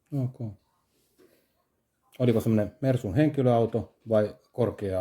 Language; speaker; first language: Finnish; native; Finnish